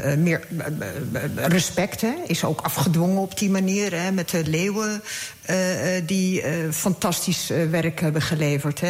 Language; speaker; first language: Dutch; early bilingual, other home language; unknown